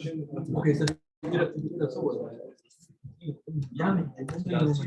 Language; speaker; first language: Danish; non-native, learner; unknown